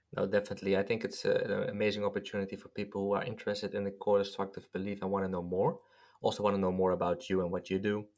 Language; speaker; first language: English; non-native, fluent; Dutch